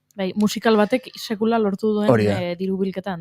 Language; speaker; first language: Basque; native; Basque